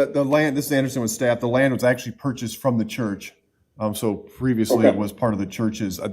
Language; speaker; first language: English; native; English